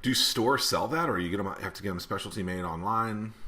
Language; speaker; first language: English; native; English